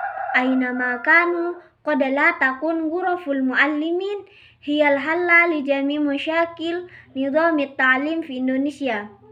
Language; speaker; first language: Arabic; non-native, learner; Indonesian